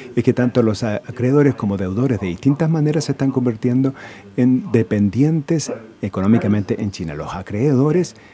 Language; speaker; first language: Spanish; non-native, fluent; English